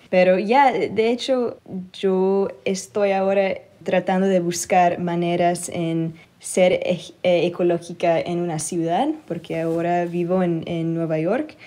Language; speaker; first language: Spanish; early bilingual, heritage; Spanish